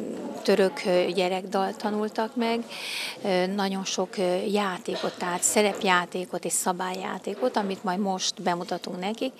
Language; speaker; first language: Hungarian; native; Hungarian